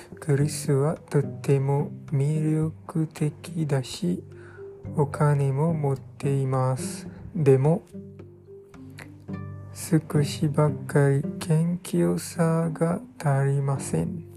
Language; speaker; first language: Japanese; non-native, learner; English